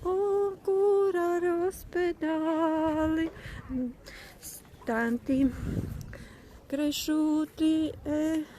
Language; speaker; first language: Italian; non-native, learner; Latvian